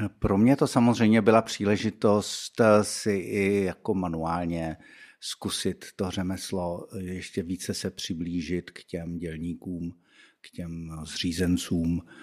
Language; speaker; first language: Czech; native; Czech